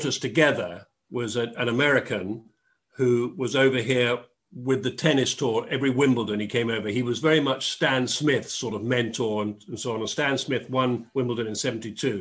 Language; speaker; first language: English; native; English